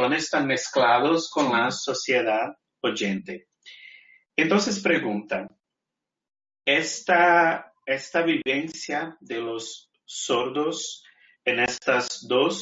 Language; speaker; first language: Spanish; non-native, fluent; Portuguese